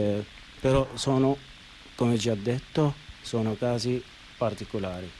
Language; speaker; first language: Italian; non-native, learner; Arabic